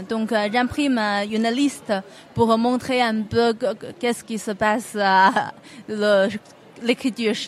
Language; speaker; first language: French; non-native, fluent; Chinese